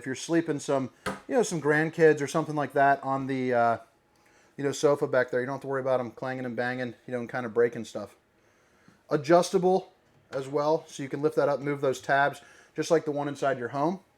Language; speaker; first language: English; native; English